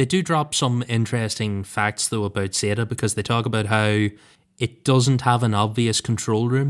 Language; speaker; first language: English; native; English